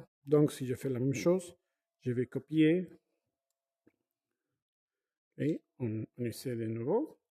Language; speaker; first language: French; non-native, fluent; Spanish